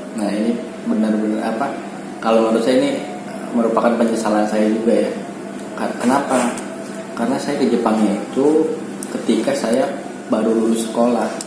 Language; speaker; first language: Indonesian; native; Indonesian